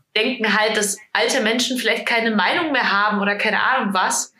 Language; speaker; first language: German; native; German